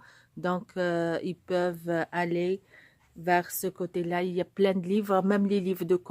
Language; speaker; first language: French; non-native, local second language; Arabic